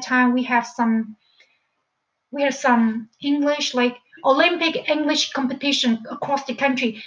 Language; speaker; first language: English; non-native, fluent; Chinese